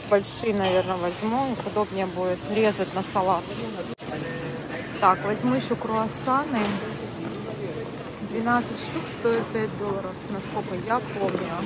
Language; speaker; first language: Russian; native; Russian